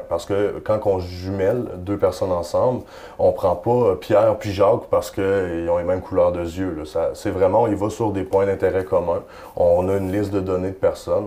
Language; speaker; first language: French; native; French